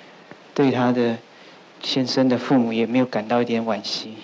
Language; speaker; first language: Chinese; native; Chinese